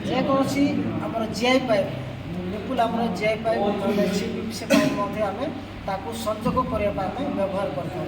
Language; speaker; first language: Odia; native; Odia